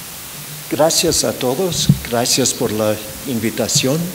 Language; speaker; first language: Spanish; non-native, fluent; English